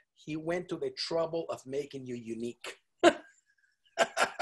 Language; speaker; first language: English; non-native, fluent; Spanish